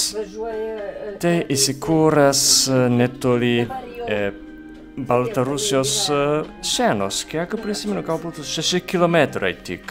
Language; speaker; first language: Lithuanian; non-native, fluent; Japanese